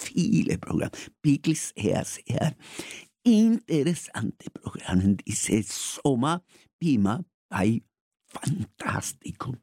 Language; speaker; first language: German; non-native, fluent; Spanish